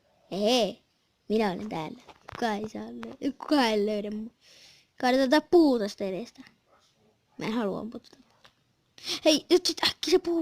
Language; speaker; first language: Finnish; native; Finnish